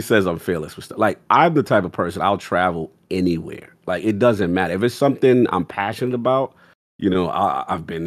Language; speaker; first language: English; native; English